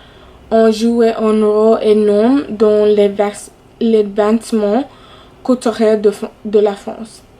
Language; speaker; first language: French; non-native, fluent; English